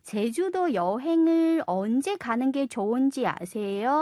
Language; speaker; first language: Korean; non-native, fluent; Chinese